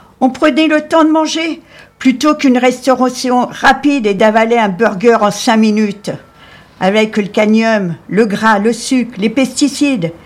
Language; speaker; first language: French; native; French